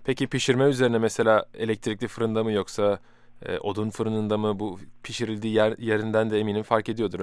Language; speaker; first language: Turkish; native; Turkish